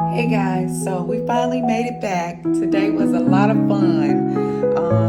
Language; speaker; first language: English; native; English